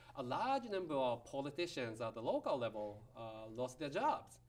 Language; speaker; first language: English; non-native, fluent; Japanese